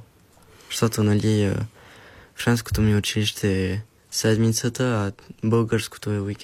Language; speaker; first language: Bulgarian; early bilingual, heritage; Bulgarian